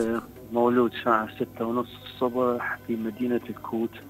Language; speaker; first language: Arabic; native; Arabic